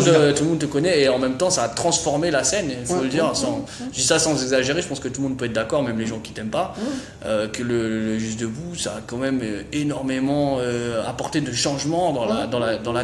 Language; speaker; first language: French; native; French